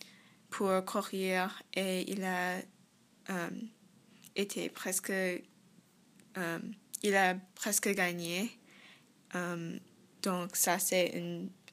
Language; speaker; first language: French; non-native, learner; English